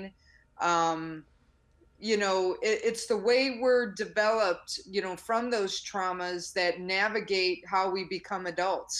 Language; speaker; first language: English; native; English